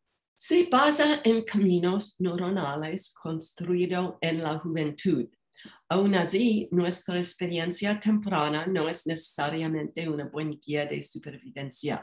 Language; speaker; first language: Spanish; non-native, fluent; English